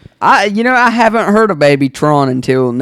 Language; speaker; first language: English; native; English